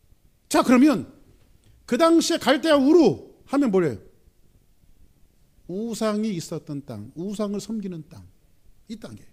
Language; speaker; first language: Korean; native; Korean